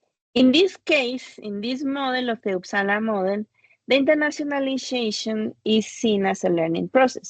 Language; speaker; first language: English; non-native, fluent; Spanish